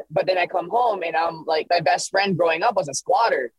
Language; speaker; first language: English; early bilingual, other home language; Filipino